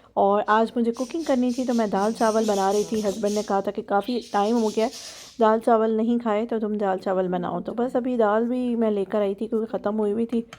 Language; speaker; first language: Urdu; native; Urdu